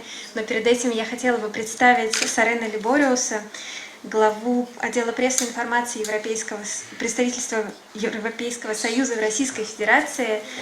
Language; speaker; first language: Russian; native; Russian